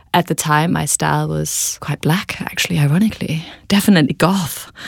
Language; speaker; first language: English; non-native, fluent; Danish